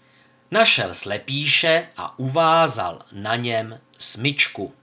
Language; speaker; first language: Czech; native; Czech